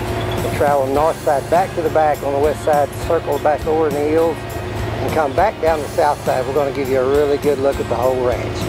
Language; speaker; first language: English; native; English